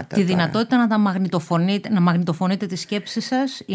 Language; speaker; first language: Greek; native; Greek